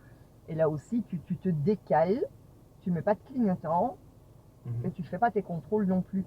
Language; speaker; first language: French; native; French